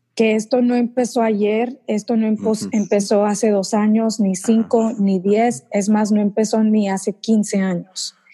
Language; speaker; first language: Spanish; early bilingual, heritage; Spanish